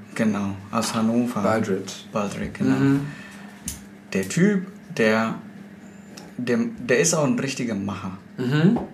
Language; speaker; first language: German; non-native, fluent; Indonesian